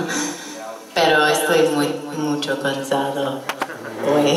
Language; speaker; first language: Spanish; non-native, learner; English